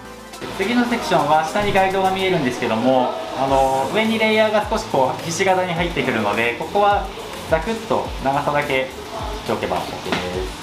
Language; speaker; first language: Japanese; native; Japanese